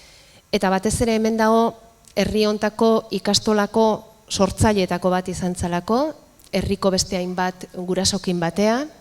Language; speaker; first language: Basque; native; Basque